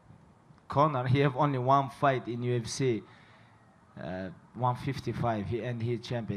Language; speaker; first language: English; non-native, learner; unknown